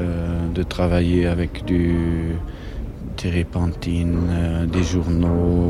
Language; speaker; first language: French; non-native, fluent; German